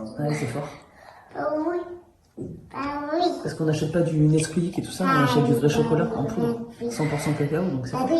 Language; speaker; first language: French; native; French